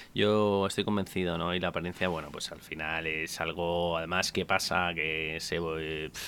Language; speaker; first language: Spanish; native; Spanish